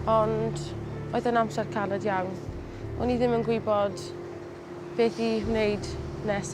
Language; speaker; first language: Welsh; non-native, local second language; English